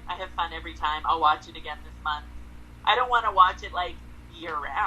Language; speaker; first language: English; native; English